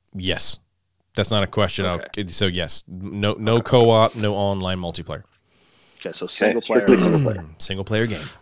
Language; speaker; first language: English; native; English